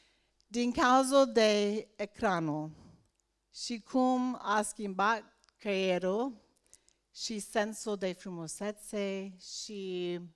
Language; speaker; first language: Romanian; non-native, learner; English